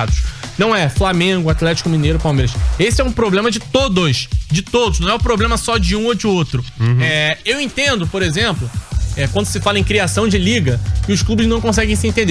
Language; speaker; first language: Portuguese; native; Portuguese